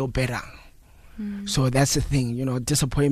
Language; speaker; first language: English; non-native, local second language; Northern Sotho